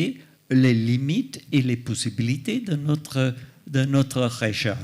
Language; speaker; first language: French; non-native, fluent; English